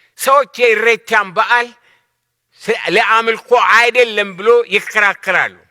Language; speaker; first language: Amharic; non-native, local second language; Oromo